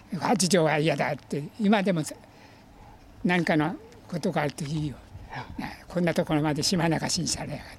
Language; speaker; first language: Japanese; native; Japanese